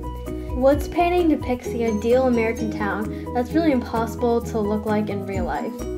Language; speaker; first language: English; native; English